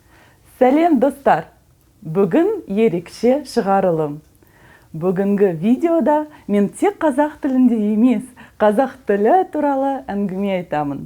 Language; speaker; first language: Kazakh; non-native, learner; Russian